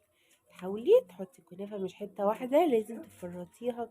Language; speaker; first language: Arabic; native; Arabic